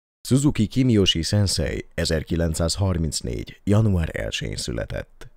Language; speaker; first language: Hungarian; native; Hungarian